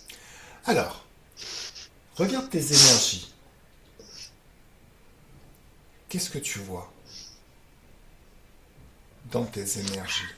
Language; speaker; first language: French; native; French